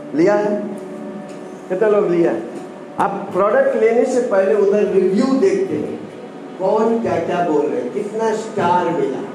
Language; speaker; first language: Hindi; non-native, local second language; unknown